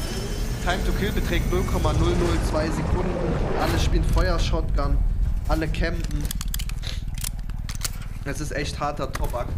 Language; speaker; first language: German; native; German